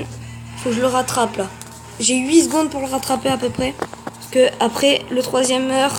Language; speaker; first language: French; native; French